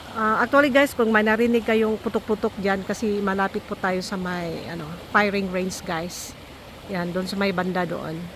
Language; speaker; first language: Filipino; non-native, local second language; Cebuano